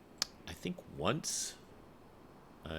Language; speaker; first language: English; native; English